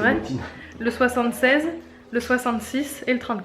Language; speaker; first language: French; native; French